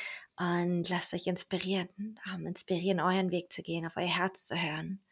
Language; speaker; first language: German; native; German